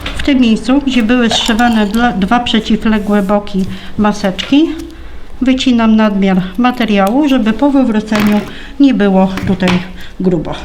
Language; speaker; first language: Polish; native; Polish